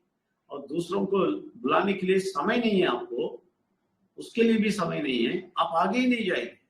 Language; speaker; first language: Hindi; non-native, local second language; Telugu